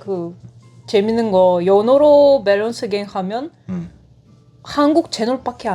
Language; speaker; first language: Korean; non-native, fluent; Russian